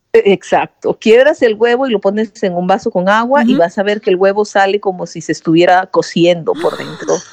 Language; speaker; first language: Spanish; native; Spanish